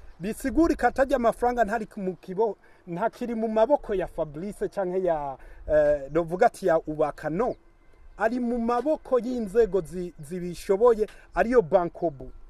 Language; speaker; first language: Rundi; native; Rundi